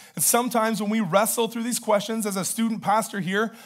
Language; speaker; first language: English; native; English